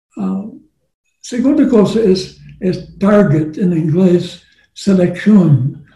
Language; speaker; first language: Spanish; non-native, learner; English